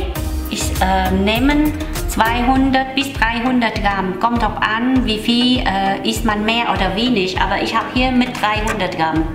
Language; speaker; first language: German; non-native, learner; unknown